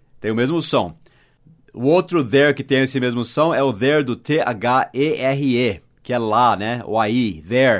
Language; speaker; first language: Portuguese; non-native, fluent; English